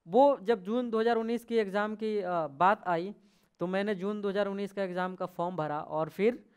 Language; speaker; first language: Hindi; native; Hindi